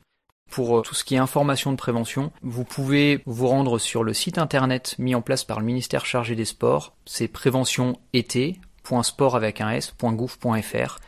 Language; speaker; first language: French; native; French